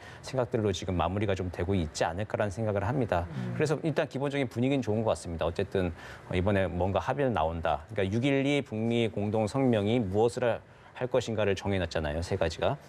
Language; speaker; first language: Korean; native; Korean